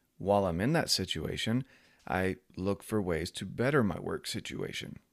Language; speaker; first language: English; native; English